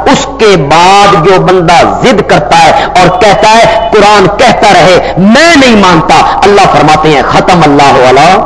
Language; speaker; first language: Urdu; non-native, local second language; Punjabi